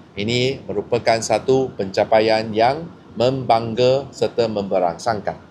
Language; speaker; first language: Malay; non-native, local second language; Chinese